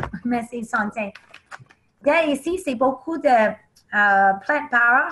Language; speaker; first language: French; non-native, learner; English